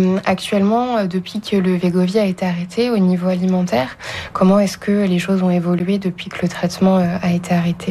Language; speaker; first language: French; native; French